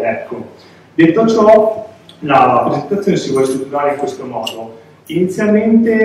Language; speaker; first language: Italian; native; Italian